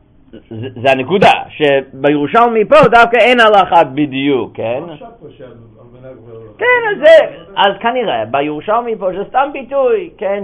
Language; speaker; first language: Hebrew; non-native, fluent; English